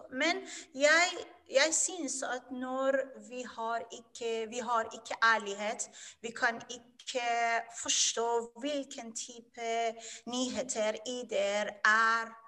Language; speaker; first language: Norwegian; non-native, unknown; Persian